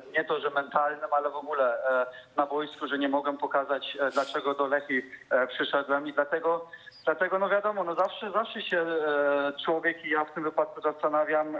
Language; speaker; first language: Polish; early bilingual, heritage; Polish